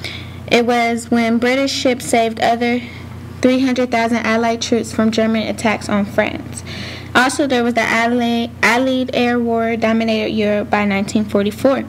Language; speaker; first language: English; native; English